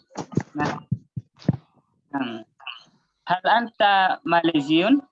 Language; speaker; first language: Arabic; non-native, learner; Indonesian